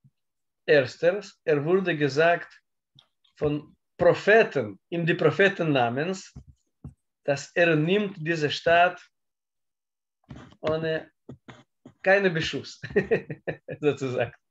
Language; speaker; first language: German; non-native, learner; Russian